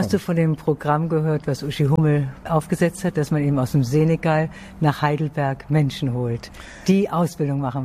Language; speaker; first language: German; native; German